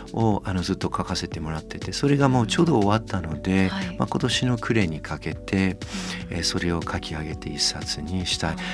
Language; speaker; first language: Japanese; non-native, fluent; English